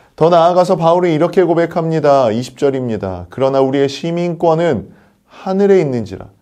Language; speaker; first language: Korean; native; Korean